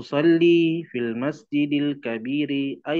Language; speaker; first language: Arabic; non-native, learner; Indonesian